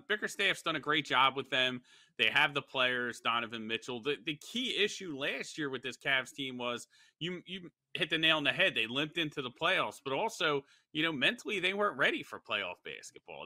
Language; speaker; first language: English; native; English